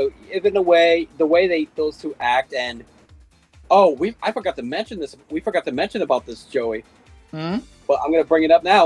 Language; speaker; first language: English; native; English